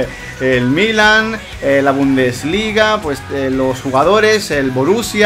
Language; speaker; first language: Spanish; native; Spanish